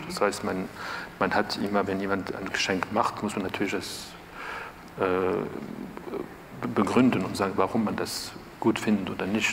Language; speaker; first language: German; non-native, fluent; French